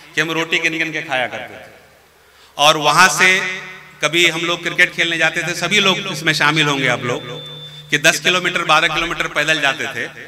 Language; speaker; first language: Urdu; native; Urdu